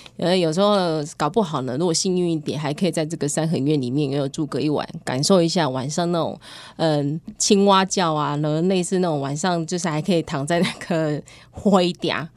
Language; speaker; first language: Chinese; native; Chinese